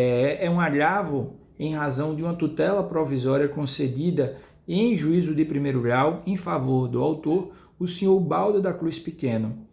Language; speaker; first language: Portuguese; native; Portuguese